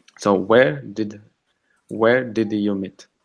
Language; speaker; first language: English; non-native, fluent; Russian